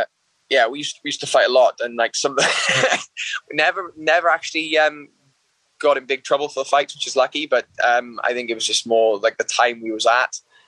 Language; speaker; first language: English; native; English